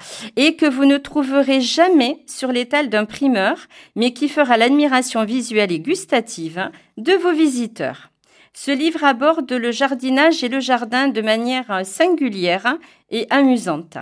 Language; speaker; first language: French; native; French